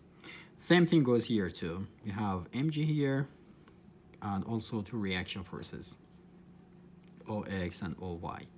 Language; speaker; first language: English; non-native, fluent; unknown